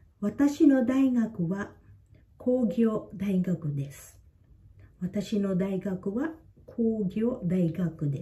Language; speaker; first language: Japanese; non-native, fluent; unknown